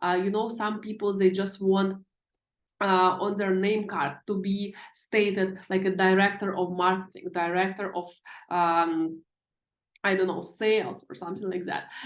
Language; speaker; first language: English; non-native, fluent; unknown